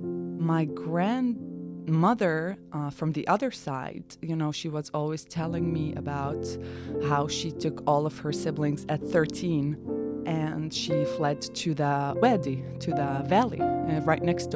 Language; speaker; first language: English; non-native, fluent; Arabic